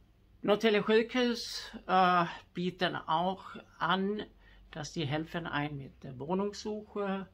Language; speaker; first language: German; non-native, fluent; Swedish